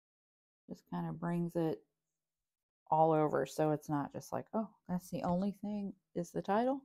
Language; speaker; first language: English; native; English